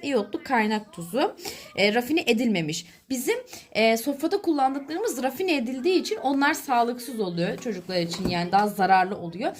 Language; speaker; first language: Turkish; native; Turkish